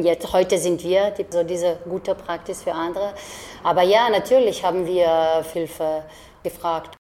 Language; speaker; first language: German; non-native, fluent; Slovenian